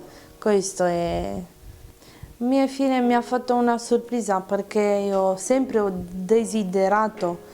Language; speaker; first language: Italian; non-native, learner; Romanian